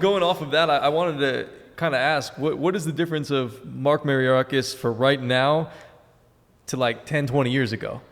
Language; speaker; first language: English; native; English